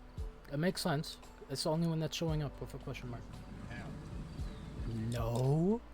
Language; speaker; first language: English; native; English